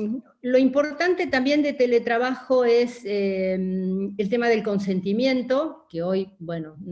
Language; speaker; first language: Spanish; native; Spanish